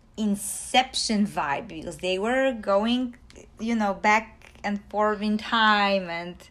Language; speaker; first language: English; non-native, fluent; Polish